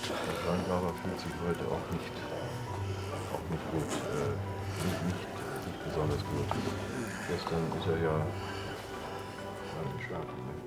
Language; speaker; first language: German; native; German